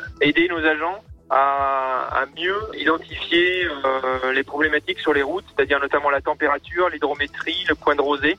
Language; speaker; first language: French; native; French